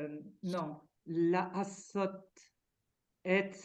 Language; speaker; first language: Hebrew; non-native, learner; French